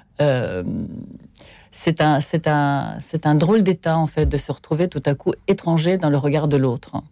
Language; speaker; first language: French; non-native, fluent; Russian